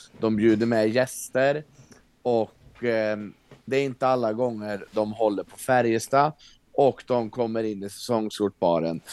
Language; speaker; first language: Swedish; native; Swedish